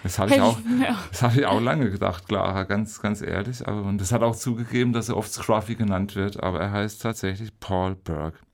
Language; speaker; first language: German; native; German